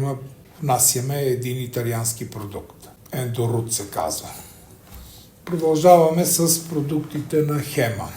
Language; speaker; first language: Bulgarian; native; Bulgarian